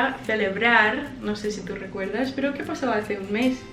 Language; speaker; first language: Spanish; non-native, fluent; English